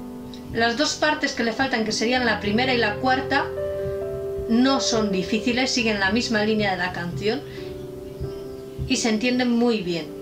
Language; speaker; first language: Spanish; native; Spanish